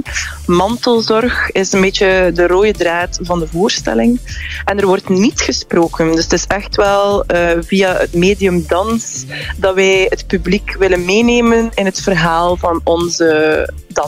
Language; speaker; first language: Dutch; native; Dutch